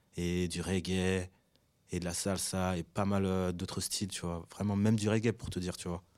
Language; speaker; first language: French; early bilingual, other home language; Arabic